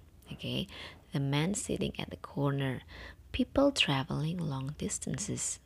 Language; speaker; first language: English; non-native, fluent; Indonesian